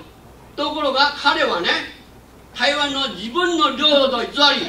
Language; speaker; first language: Japanese; non-native, local second language; Min Nan Chinese